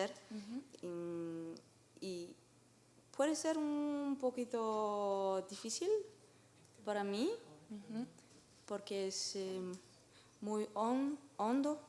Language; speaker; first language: Spanish; non-native, learner; French